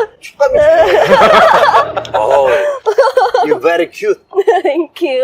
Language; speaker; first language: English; non-native, learner; Korean